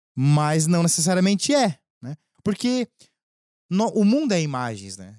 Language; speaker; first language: Portuguese; native; Portuguese